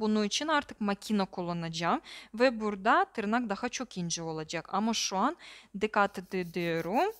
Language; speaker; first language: Turkish; non-native, learner; Russian